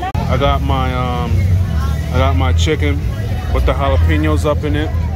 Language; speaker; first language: English; native; English